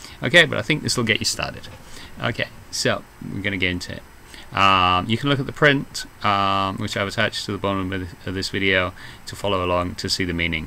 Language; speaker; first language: English; native; English